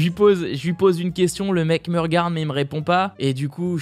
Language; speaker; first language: French; native; French